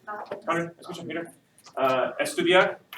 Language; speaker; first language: Spanish; non-native, fluent; English